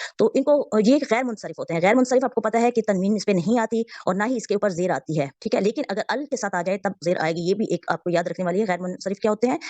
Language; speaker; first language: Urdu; native; Urdu